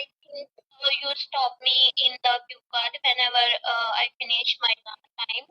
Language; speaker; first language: English; non-native, learner; Punjabi